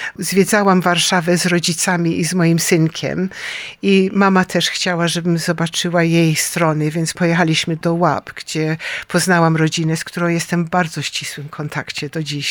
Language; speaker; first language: Polish; early bilingual, heritage; Polish